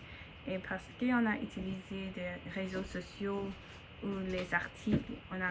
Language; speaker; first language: French; non-native, learner; English